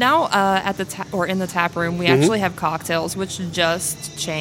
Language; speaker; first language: English; native; English